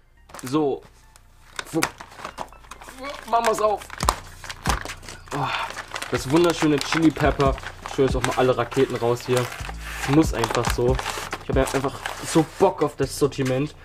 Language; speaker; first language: German; native; German